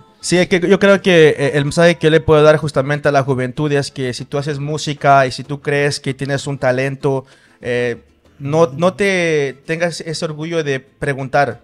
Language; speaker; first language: Spanish; early bilingual, heritage; Spanish